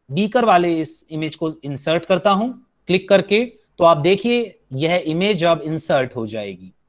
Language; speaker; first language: Hindi; native; Hindi